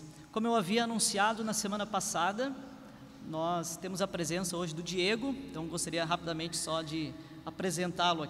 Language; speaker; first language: Portuguese; native; Portuguese